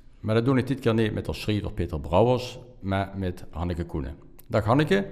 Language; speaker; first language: Dutch; native; Dutch